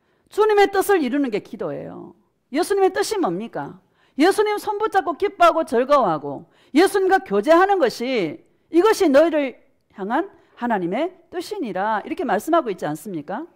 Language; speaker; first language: Korean; native; Korean